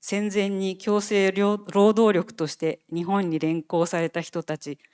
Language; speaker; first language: Japanese; native; Japanese